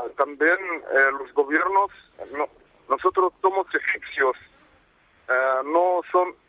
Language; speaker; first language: Spanish; non-native, learner; Arabic